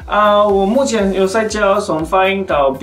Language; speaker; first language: Chinese; non-native, fluent; Spanish